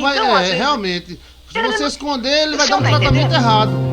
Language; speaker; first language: Portuguese; native; Portuguese